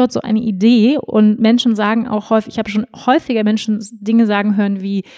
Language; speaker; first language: German; native; German